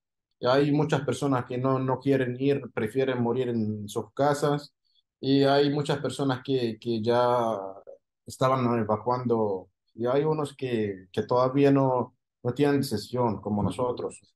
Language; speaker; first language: Spanish; non-native, fluent; Arabic